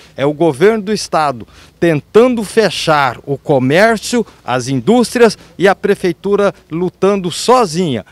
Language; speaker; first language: Portuguese; native; Portuguese